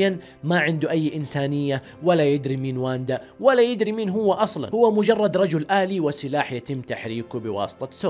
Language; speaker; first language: Arabic; native; Arabic